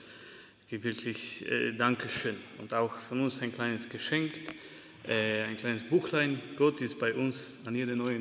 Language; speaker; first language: German; non-native, fluent; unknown